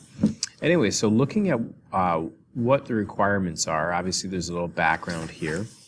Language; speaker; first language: English; native; English